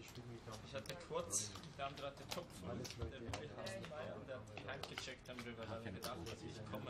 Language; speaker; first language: German; native; German